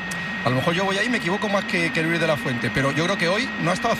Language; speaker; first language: Spanish; native; Spanish